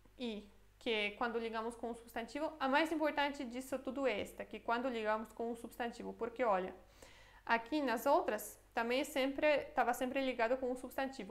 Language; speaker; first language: Portuguese; non-native, fluent; Polish